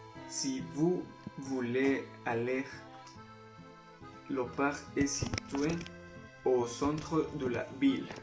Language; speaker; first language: French; non-native, learner; Spanish